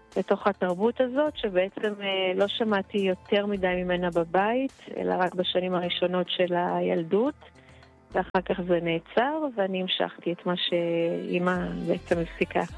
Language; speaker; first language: Hebrew; early bilingual, other home language; Persian